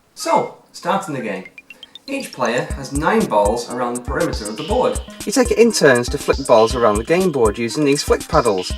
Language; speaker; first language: English; native; English